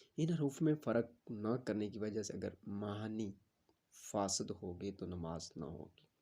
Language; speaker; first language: Urdu; native; Urdu